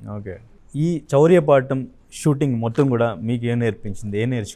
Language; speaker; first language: Telugu; native; Telugu